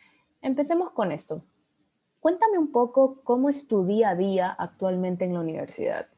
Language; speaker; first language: Spanish; native; Spanish